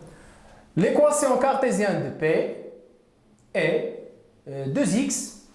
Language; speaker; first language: French; non-native, local second language; Arabic